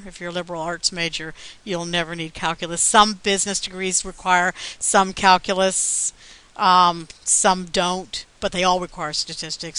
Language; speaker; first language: English; native; English